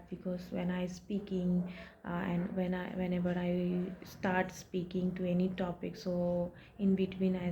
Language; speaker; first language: English; non-native, learner; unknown